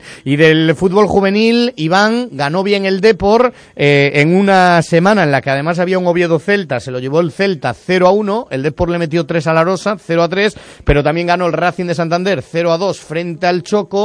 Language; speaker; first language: Spanish; native; Spanish